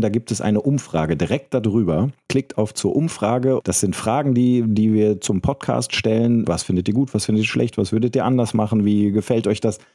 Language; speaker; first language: German; native; German